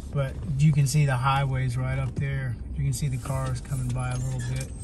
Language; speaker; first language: English; native; English